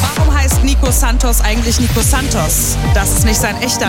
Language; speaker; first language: German; native; German